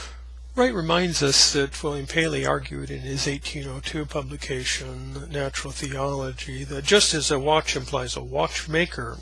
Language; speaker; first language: English; native; English